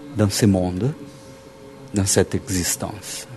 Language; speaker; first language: French; non-native, fluent; Portuguese